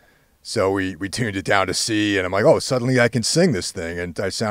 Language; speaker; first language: English; native; English